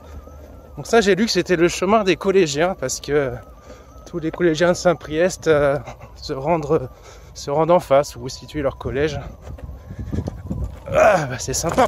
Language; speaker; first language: French; native; French